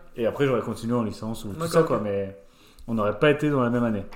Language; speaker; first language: French; native; French